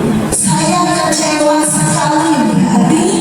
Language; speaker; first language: Indonesian; native; Indonesian